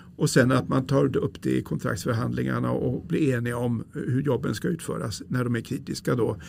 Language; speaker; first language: Swedish; native; Swedish